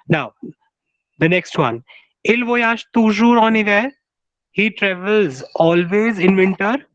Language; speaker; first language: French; non-native, fluent; Hindi